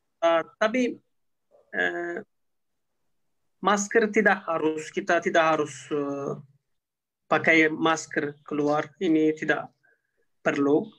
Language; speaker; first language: Indonesian; non-native, learner; Turkish